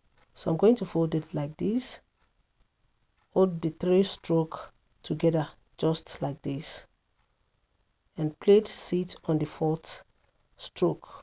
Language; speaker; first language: English; non-native, local second language; Yoruba